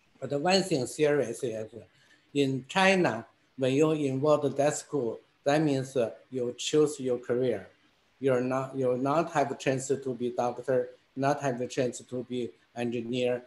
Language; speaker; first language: English; non-native, fluent; Chinese